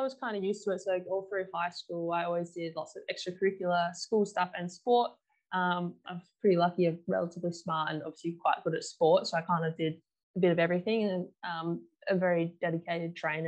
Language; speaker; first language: English; native; English